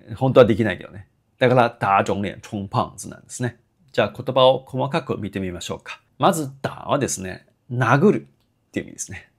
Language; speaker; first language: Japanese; non-native, fluent; Chinese